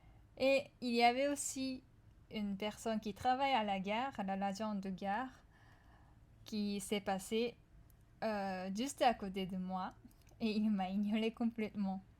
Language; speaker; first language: French; non-native, fluent; Japanese